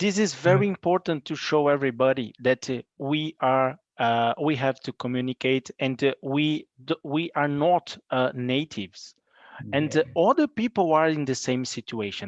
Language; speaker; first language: English; non-native, fluent; Portuguese